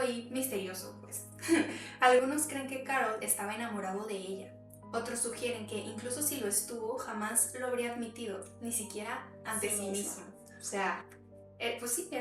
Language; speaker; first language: Spanish; native; Spanish